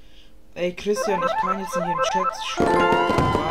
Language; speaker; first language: German; native; German